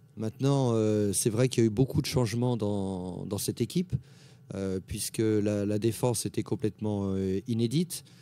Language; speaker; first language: French; native; French